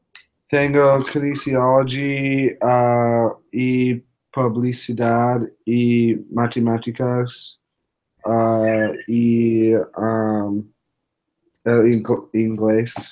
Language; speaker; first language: Spanish; non-native, learner; English